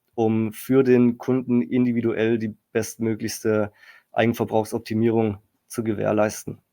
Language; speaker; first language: German; native; German